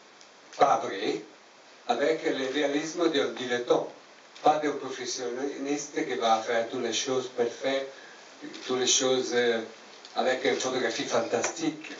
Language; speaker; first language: French; non-native, learner; Italian